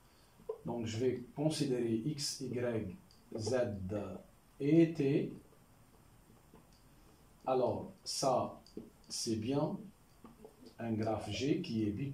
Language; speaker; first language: French; non-native, local second language; Arabic